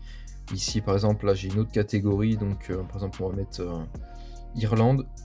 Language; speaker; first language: French; native; French